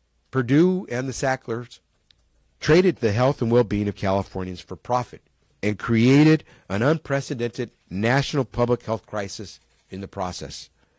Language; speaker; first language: English; early bilingual, other home language; Spanish